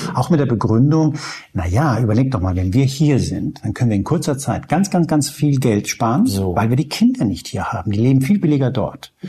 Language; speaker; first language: German; early bilingual, other home language; Spanish